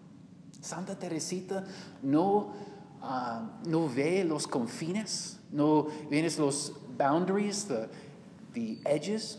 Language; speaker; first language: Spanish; non-native, learner; English